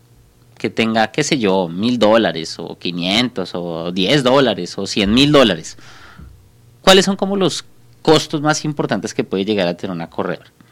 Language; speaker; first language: Spanish; native; Spanish